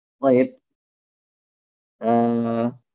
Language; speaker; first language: Arabic; non-native, fluent; Indonesian